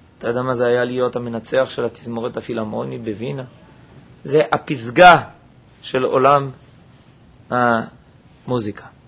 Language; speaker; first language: Hebrew; native; Hebrew